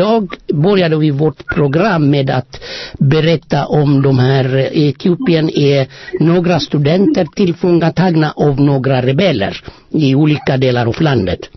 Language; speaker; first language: Swedish; non-native, fluent; Amharic